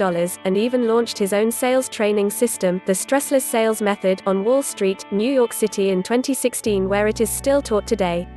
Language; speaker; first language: English; native; English